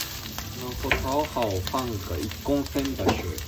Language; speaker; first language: Chinese; non-native, fluent; Japanese